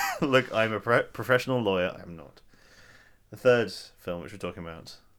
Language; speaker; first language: English; native; English